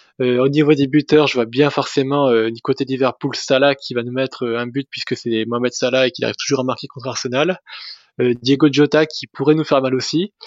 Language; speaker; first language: French; native; French